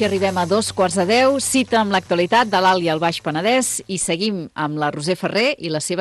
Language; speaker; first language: Catalan; native; Catalan